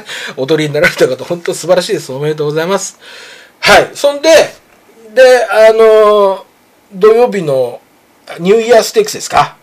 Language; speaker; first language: Japanese; native; Japanese